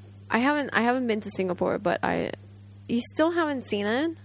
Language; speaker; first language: English; non-native, fluent; Japanese